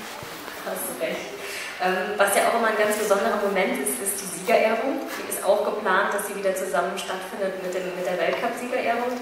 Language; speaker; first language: German; native; German